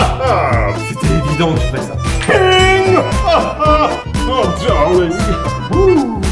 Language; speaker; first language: French; native; French